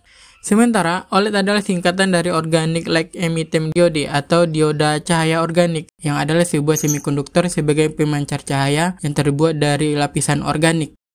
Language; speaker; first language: Indonesian; native; Indonesian